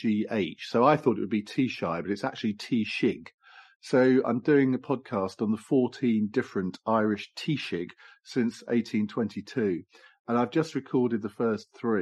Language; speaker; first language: English; native; English